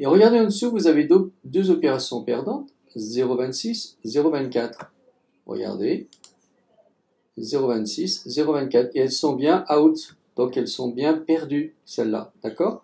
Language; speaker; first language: French; native; French